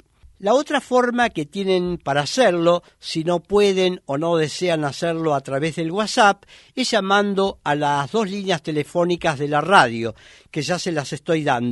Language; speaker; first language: Spanish; native; Spanish